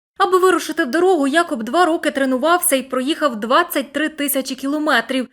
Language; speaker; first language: Ukrainian; native; Ukrainian